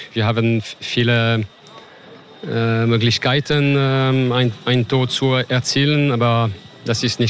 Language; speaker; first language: German; non-native, learner; French